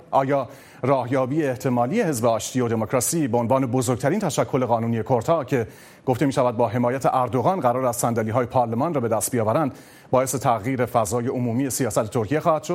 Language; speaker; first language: Persian; native; Persian